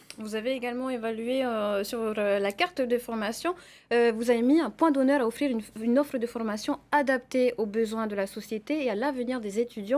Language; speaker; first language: French; native; French